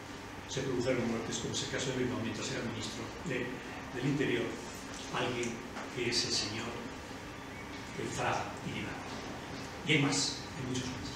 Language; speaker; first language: Spanish; native; Spanish